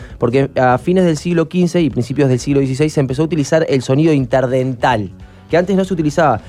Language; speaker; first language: Spanish; native; Spanish